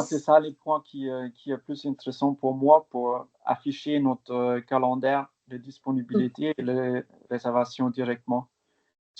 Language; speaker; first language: French; non-native, fluent; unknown